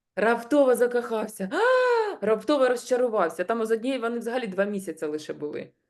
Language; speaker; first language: Ukrainian; non-native, local second language; Russian